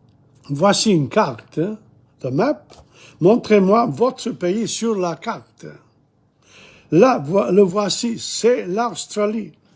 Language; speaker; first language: French; non-native, fluent; English